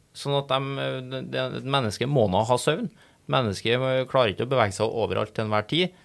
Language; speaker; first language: Norwegian; native; Norwegian